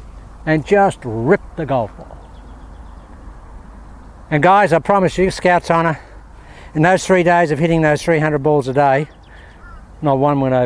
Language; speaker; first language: English; native; English